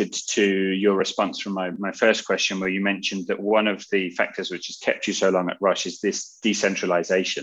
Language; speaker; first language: English; native; English